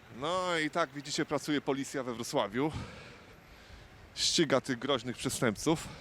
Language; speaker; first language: Polish; native; Polish